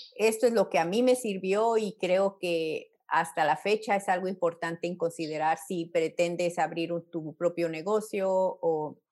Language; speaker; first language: Spanish; native; Spanish